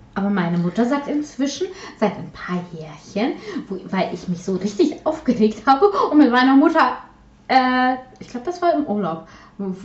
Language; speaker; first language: German; early bilingual, other home language; Polish